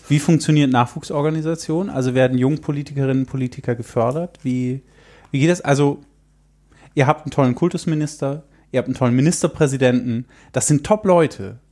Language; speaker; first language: German; native; German